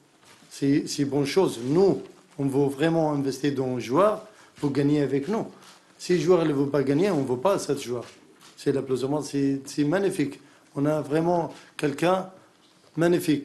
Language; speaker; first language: French; non-native, learner; Arabic